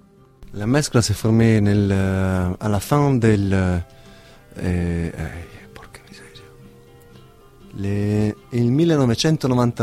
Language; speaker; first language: French; non-native, learner; Italian